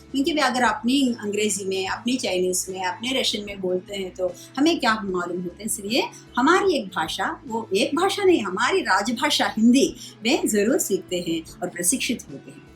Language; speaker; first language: Hindi; non-native, local second language; Telugu